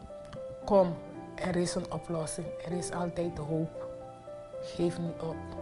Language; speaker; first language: Dutch; non-native, local second language; Papiamento